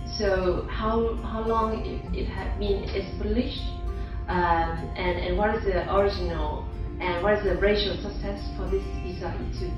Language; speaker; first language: English; non-native, fluent; Vietnamese